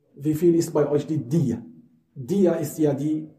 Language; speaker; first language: German; non-native, fluent; Arabic